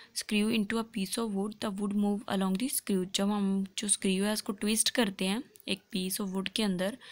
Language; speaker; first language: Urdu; non-native, local second language; Punjabi